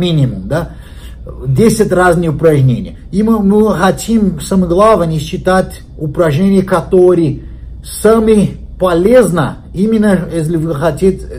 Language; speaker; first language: Russian; non-native, learner; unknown